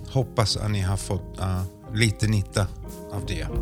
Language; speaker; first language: Swedish; non-native, fluent; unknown